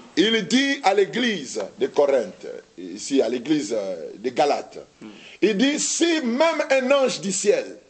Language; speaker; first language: French; non-native, local second language; Lingala